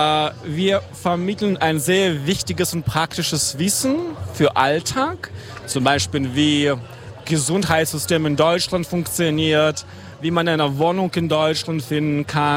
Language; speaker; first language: German; non-native, fluent; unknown